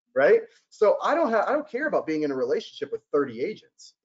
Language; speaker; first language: English; native; English